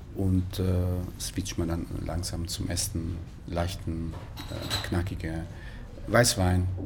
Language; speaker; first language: German; non-native, fluent; Italian